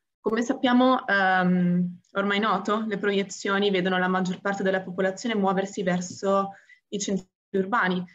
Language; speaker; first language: Italian; native; Italian